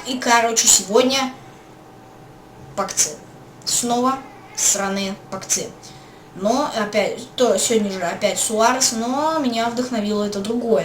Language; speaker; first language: Russian; native; Russian